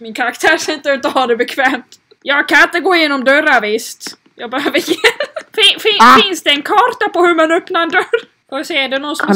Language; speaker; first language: Swedish; native; Swedish